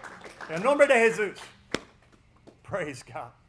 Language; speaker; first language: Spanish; non-native, fluent; English